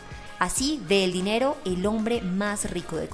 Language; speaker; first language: Spanish; native; Spanish